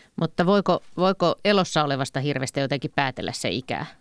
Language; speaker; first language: Finnish; native; Finnish